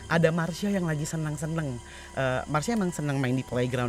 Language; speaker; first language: Indonesian; native; Indonesian